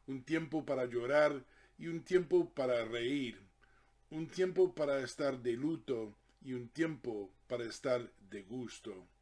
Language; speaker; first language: Spanish; non-native, fluent; English